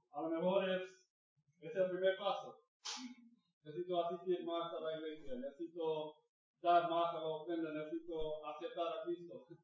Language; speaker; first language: Spanish; non-native, fluent; English